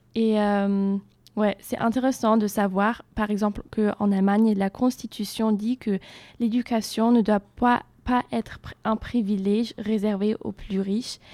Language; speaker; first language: French; non-native, fluent; German